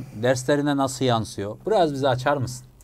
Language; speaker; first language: Turkish; native; Turkish